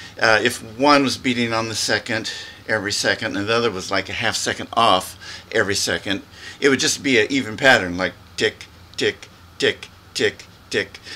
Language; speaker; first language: English; native; English